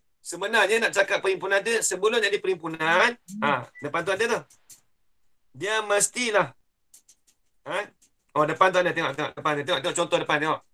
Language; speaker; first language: Malay; native; Malay